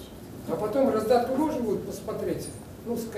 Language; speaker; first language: Russian; native; Russian